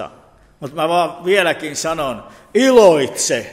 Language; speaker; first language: Finnish; native; Finnish